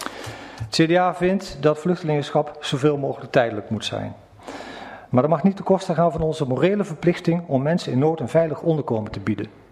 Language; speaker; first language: Dutch; native; Dutch